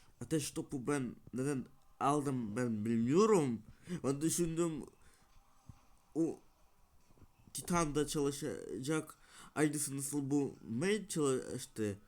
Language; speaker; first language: Turkish; non-native, learner; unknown